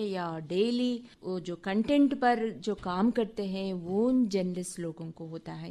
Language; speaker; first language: Hindi; non-native, local second language; Telugu